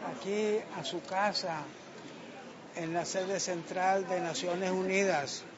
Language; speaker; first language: Spanish; native; Spanish